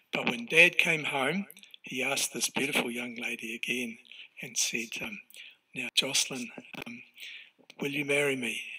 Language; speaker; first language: English; native; English